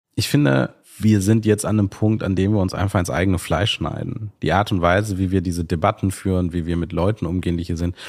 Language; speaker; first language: German; early bilingual, other home language; Sinhala